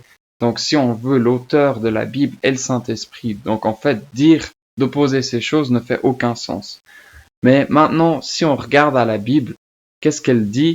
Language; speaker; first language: French; native; French